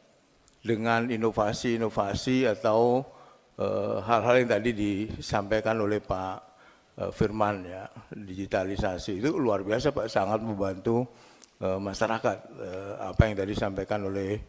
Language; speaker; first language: Indonesian; native; Indonesian